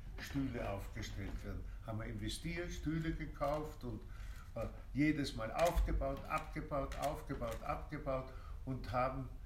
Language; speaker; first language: German; native; German